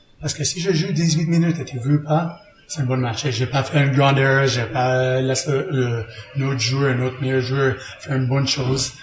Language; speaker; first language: French; non-native, learner; English